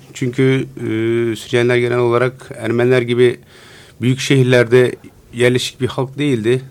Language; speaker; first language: Turkish; non-native, local second language; Turoyo